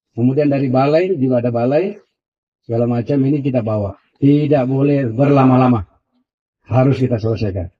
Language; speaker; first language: Indonesian; non-native, local second language; Buginese